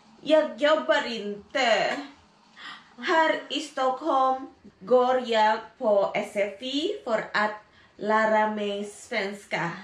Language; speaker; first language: Swedish; non-native, learner; Indonesian